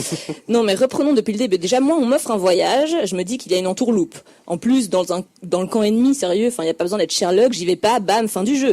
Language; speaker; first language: French; native; French